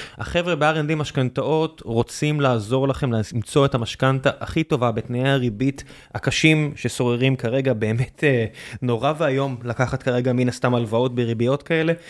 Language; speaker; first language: Hebrew; native; Hebrew